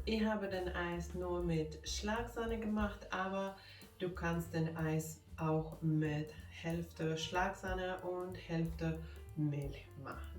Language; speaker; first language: German; non-native, fluent; Finnish